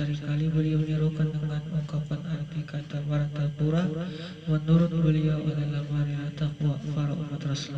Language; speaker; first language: Indonesian; native; Indonesian